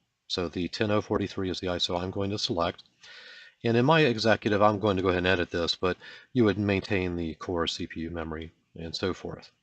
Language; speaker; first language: English; native; English